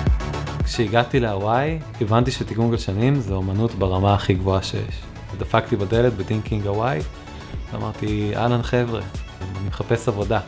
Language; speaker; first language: Hebrew; native; Hebrew